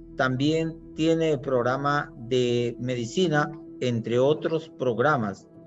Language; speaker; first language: Spanish; native; Spanish